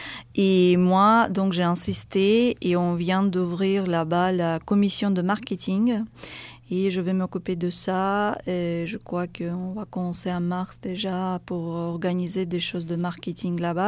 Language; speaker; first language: French; non-native, fluent; Russian